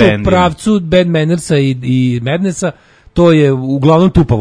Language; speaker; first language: Serbian; native; Serbian